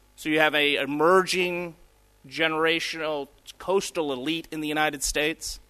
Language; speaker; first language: English; early bilingual, other home language; Spanish